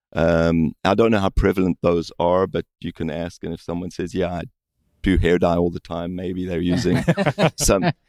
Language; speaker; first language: English; native; English